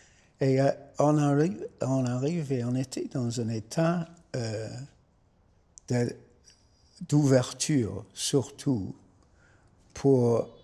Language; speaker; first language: French; non-native, fluent; English